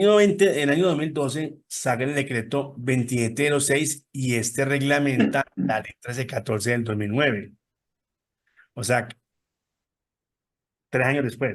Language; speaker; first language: Spanish; native; Spanish